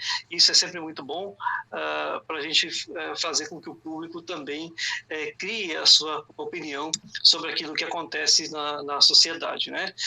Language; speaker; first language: Portuguese; native; Portuguese